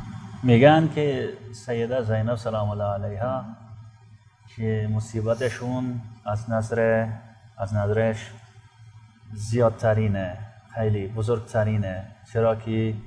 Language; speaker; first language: Persian; non-native, fluent; Urdu